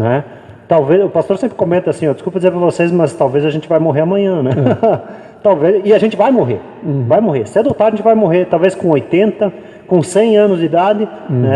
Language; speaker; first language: Portuguese; native; Portuguese